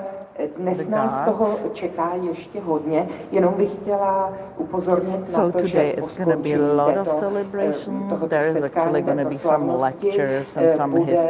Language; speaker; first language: Czech; native; Czech